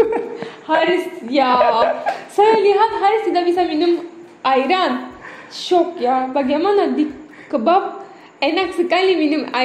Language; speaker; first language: Indonesian; non-native, learner; Turkish